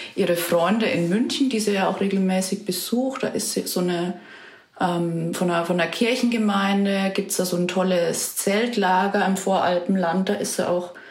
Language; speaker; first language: German; native; German